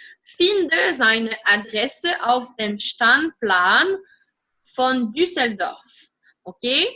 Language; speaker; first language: German; non-native, fluent; French